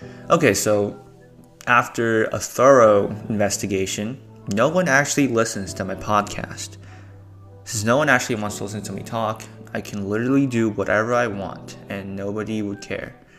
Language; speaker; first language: English; early bilingual, other home language; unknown